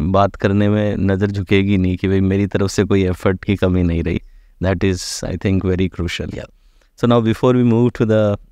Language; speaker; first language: Hindi; native; Hindi